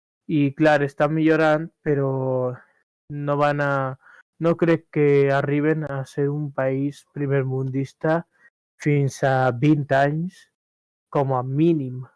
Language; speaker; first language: Catalan; early bilingual, other home language; Urdu